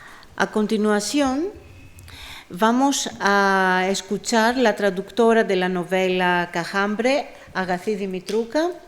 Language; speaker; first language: Spanish; non-native, fluent; Greek